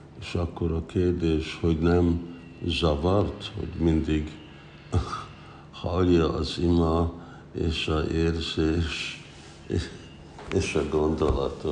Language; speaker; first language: Hungarian; early bilingual, heritage; Hungarian